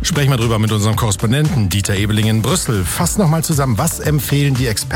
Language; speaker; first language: German; native; German